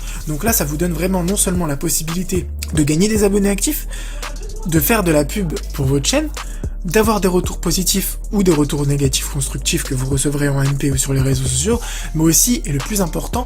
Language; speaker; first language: French; native; French